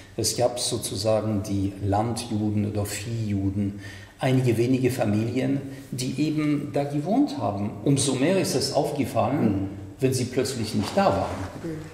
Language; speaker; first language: German; non-native, fluent; French